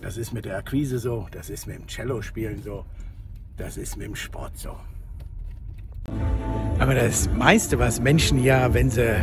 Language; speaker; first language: German; native; German